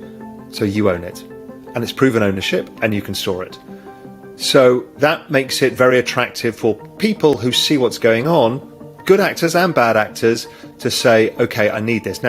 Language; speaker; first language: English; native; English